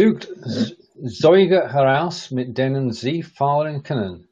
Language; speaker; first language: German; non-native, learner; English